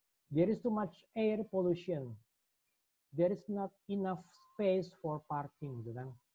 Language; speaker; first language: English; non-native, fluent; Indonesian